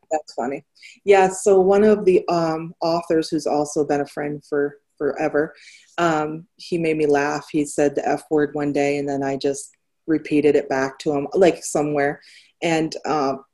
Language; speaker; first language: English; native; English